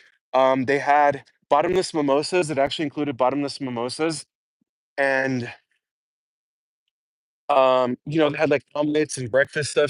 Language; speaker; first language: English; native; English